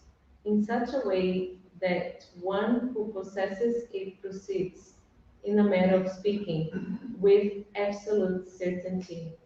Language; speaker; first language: English; non-native, fluent; Portuguese